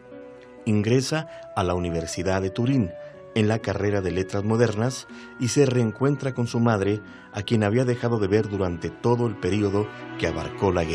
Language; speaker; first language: Spanish; native; Spanish